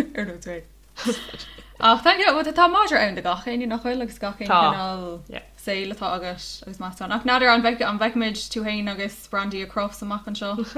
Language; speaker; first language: Irish; non-native, local second language; English